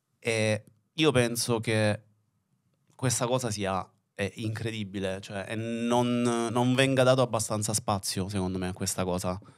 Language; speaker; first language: Italian; native; Italian